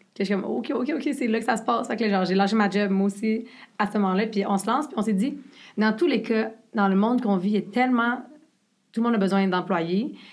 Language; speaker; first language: French; native; French